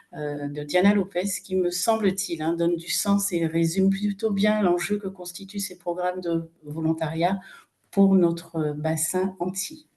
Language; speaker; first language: French; native; French